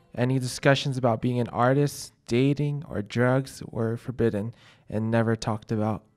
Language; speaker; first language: English; native; English